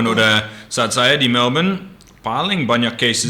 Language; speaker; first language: Indonesian; non-native, learner; English